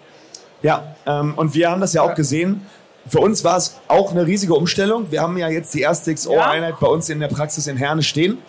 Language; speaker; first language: German; native; German